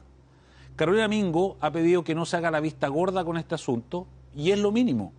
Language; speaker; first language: Spanish; native; Spanish